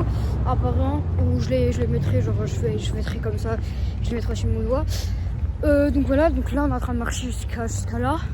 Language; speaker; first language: French; native; French